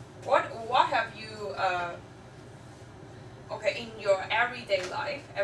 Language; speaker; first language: English; non-native, fluent; Chinese